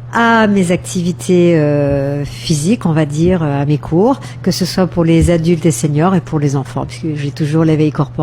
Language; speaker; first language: French; native; French